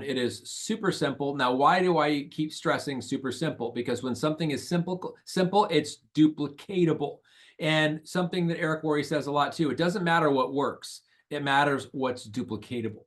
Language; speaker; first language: English; native; English